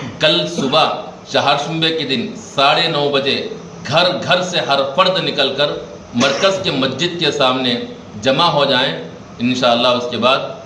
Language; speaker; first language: Urdu; native; Urdu